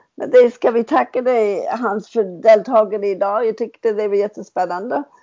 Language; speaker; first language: Swedish; non-native, fluent; English